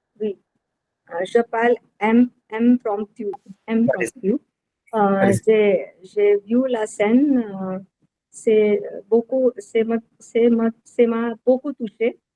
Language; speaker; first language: French; non-native, learner; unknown